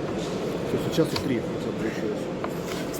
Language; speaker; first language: Russian; native; Russian